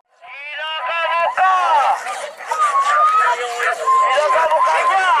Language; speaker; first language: Indonesian; non-native, local second language; Minangkabau